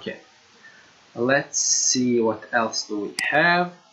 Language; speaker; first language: English; non-native, fluent; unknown